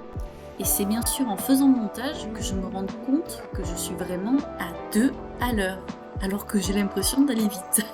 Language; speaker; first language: French; native; French